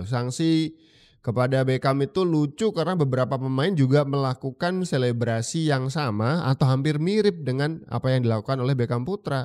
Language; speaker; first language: Indonesian; native; Indonesian